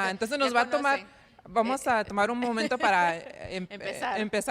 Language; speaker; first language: Spanish; early bilingual, heritage; Spanish